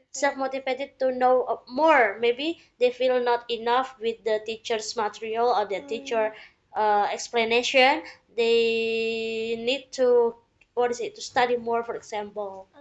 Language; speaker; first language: English; non-native, learner; Indonesian